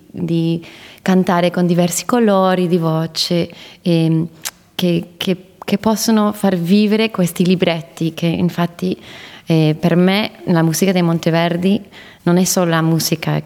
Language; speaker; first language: Italian; non-native, fluent; English